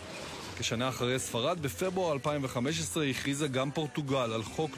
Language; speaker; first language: Hebrew; native; Hebrew